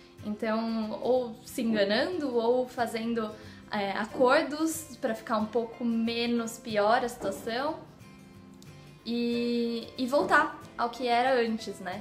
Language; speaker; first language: Portuguese; native; Portuguese